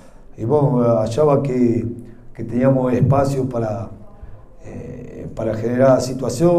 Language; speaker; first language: Portuguese; non-native, learner; Spanish